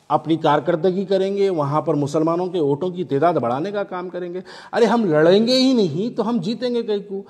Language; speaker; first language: Hindi; non-native, local second language; Urdu